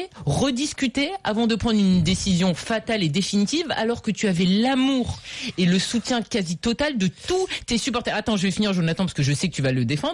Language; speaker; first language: French; native; French